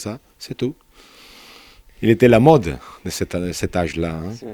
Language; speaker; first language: French; non-native, fluent; Italian